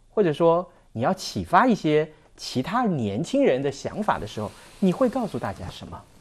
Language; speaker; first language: Chinese; native; Chinese